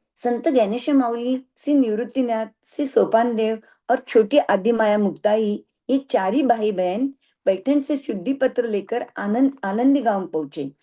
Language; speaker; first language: Hindi; non-native, local second language; Marathi